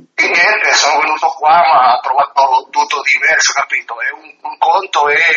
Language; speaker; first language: Italian; early bilingual, other home language; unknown